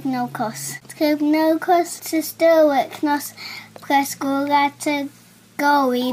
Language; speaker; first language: Bulgarian; early bilingual, heritage; Bulgarian